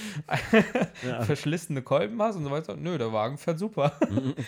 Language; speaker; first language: German; early bilingual, heritage; Polish